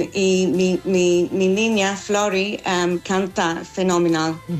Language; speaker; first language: Spanish; non-native, fluent; English